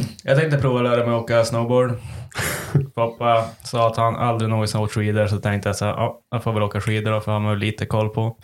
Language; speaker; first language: Swedish; native; Swedish